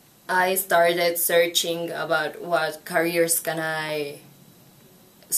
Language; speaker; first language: English; non-native, fluent; Spanish